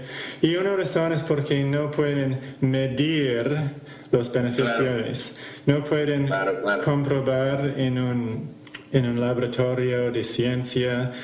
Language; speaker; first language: Spanish; non-native, fluent; English